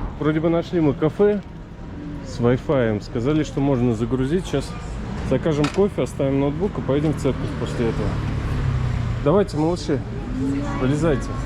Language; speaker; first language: Russian; native; Russian